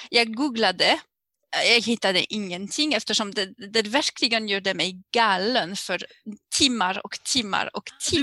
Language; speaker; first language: Swedish; non-native, learner; French